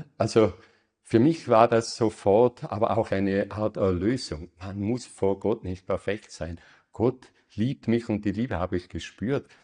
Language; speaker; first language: German; native; German